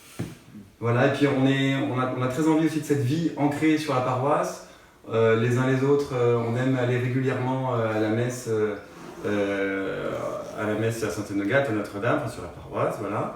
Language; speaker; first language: French; native; French